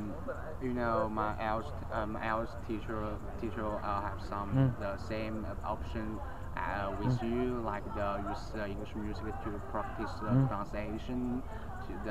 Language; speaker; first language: English; non-native, learner; Chinese